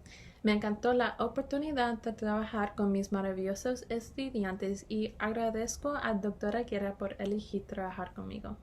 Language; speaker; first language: Spanish; early bilingual, heritage; Spanish